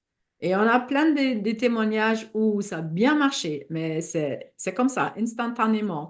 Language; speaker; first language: French; non-native, fluent; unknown